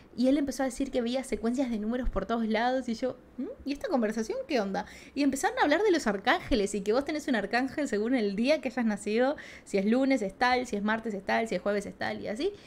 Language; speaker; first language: Spanish; native; Spanish